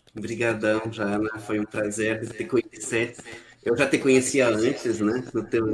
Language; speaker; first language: Portuguese; non-native, fluent; French